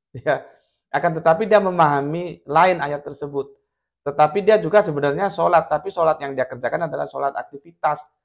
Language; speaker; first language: Indonesian; non-native, local second language; Javanese